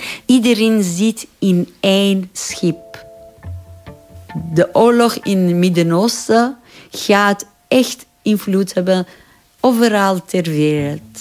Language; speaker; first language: Dutch; non-native, fluent; Persian